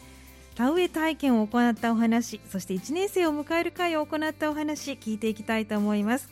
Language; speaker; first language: Japanese; native; Japanese